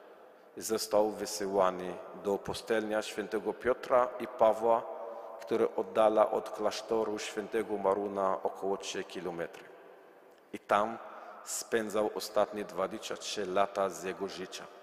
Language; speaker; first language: Polish; non-native, learner; Arabic